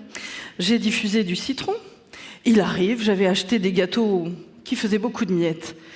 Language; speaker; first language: French; native; French